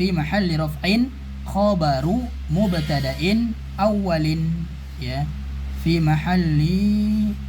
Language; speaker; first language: Arabic; non-native, fluent; Indonesian